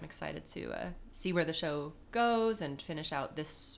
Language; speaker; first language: English; native; English